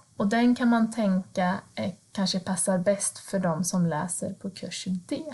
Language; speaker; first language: Swedish; native; Swedish